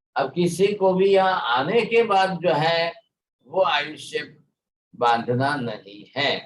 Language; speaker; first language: Hindi; non-native, local second language; Gujarati